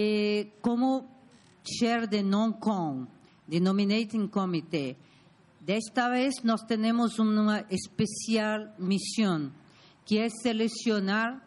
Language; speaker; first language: Spanish; non-native, learner; Portuguese